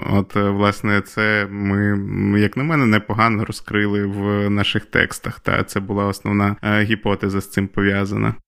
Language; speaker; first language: Ukrainian; native; Ukrainian